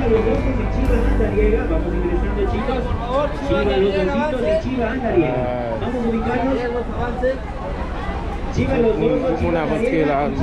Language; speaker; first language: Spanish; native; Spanish